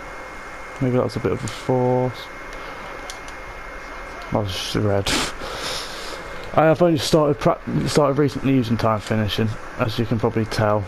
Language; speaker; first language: English; native; English